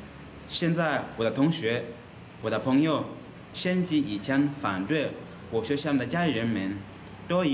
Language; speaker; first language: Chinese; non-native, learner; Swahili